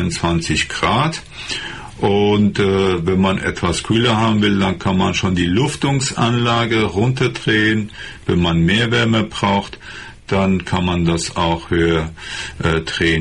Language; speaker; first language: German; non-native, fluent; Persian